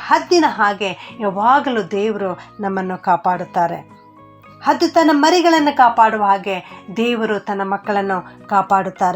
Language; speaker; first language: Kannada; native; Kannada